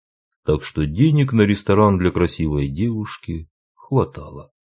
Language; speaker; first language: Russian; native; Russian